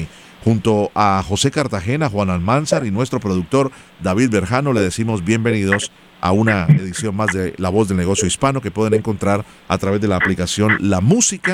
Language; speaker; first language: Spanish; native; Spanish